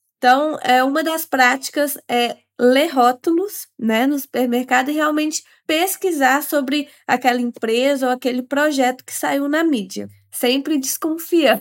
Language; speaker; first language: Portuguese; native; Portuguese